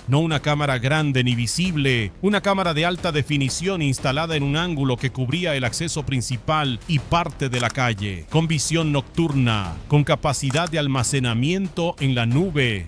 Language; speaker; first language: Spanish; native; Spanish